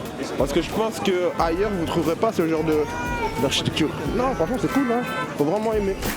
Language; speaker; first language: French; native; French